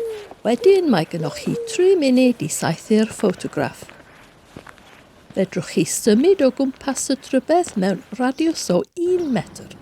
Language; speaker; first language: Welsh; non-native, fluent; English